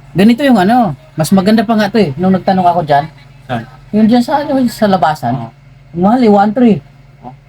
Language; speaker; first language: Filipino; native; Filipino